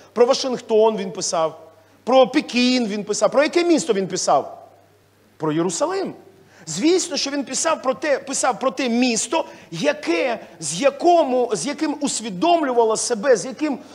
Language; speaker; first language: Ukrainian; non-native, local second language; Russian